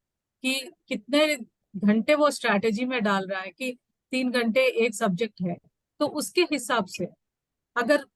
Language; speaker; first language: Hindi; native; Hindi